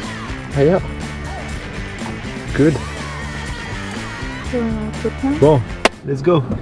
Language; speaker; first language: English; non-native, learner; French